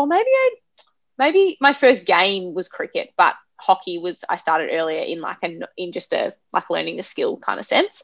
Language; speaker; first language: English; native; English